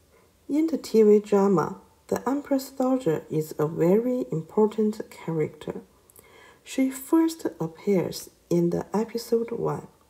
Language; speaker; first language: English; non-native, learner; Chinese